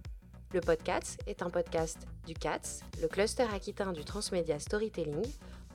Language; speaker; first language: French; native; French